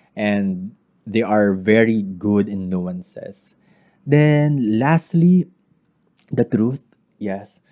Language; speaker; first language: English; non-native, local second language; Filipino